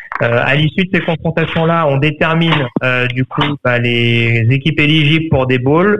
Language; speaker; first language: French; native; French